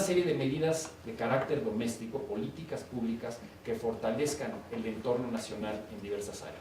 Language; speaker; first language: Spanish; native; Spanish